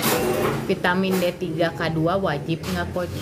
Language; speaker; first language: Indonesian; native; Indonesian